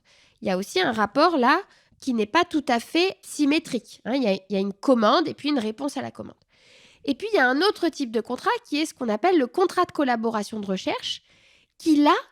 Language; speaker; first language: French; native; French